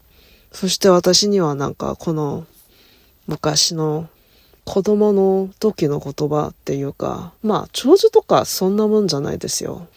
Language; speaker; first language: Japanese; non-native, learner; Korean